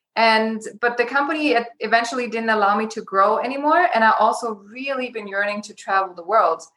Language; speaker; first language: English; non-native, fluent; German